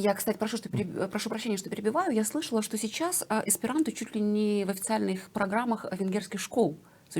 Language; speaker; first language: Russian; native; Russian